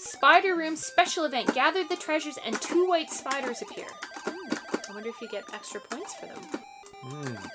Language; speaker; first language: English; native; English